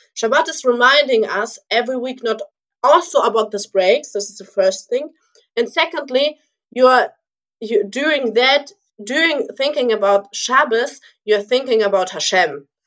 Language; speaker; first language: English; early bilingual, other home language; Russian